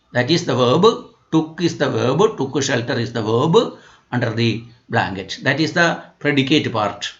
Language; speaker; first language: English; non-native, local second language; Malayalam